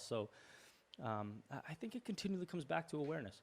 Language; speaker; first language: English; native; English